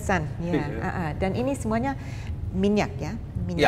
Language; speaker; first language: Indonesian; non-native, fluent; English